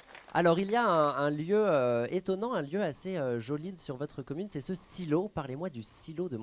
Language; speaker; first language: French; native; French